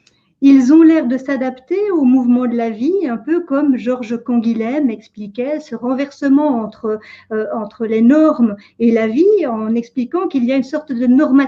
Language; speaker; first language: French; native; French